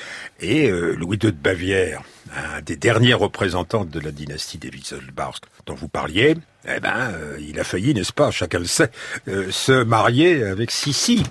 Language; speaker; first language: French; native; French